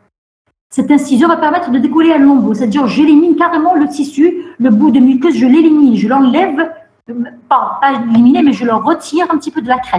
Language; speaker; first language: French; non-native, local second language; Arabic